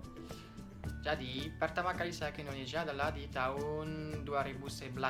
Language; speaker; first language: Indonesian; non-native, fluent; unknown